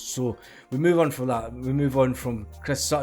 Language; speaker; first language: English; native; English